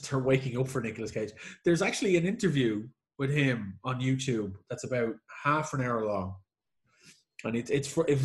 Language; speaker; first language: English; native; English